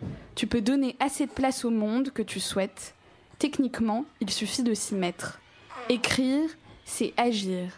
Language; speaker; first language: French; native; French